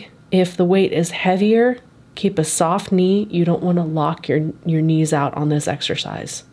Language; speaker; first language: English; native; English